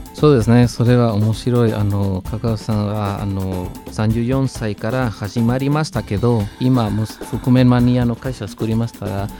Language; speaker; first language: Japanese; non-native, learner; Spanish